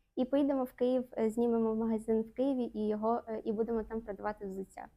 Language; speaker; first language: Ukrainian; non-native, local second language; Russian